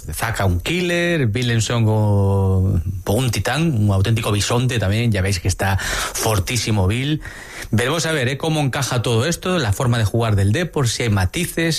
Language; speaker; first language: Spanish; native; Spanish